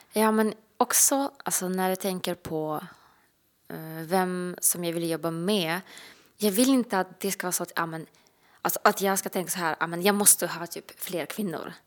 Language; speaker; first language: Swedish; non-native, fluent; Russian